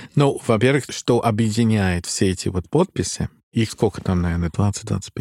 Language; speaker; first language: Russian; non-native, fluent; English